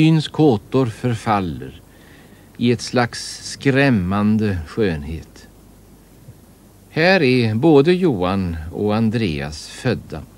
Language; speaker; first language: Swedish; native; Swedish